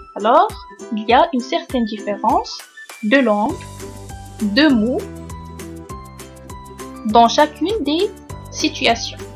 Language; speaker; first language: French; non-native, local second language; Arabic